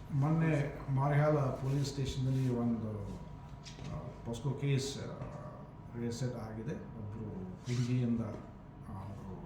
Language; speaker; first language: Kannada; non-native, fluent; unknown